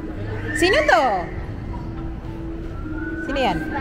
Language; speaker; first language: Filipino; non-native, local second language; Cebuano